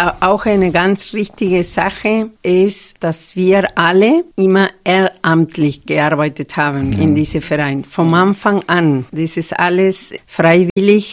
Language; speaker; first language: German; non-native, fluent; Spanish